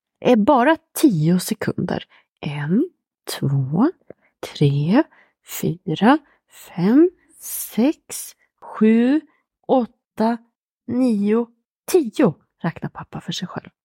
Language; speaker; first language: Swedish; native; Swedish